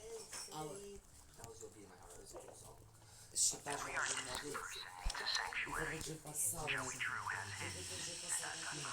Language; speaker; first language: French; native; French